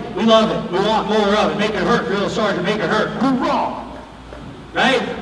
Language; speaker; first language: English; native; English